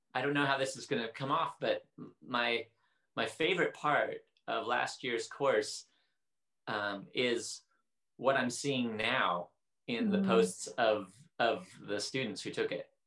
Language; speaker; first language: English; native; English